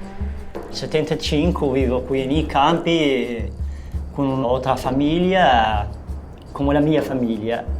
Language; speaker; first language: Italian; non-native, learner; Arabic